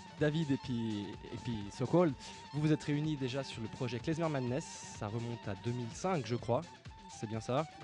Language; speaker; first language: French; native; French